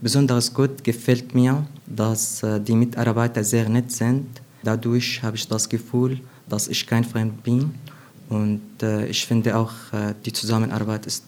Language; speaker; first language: German; non-native, fluent; Arabic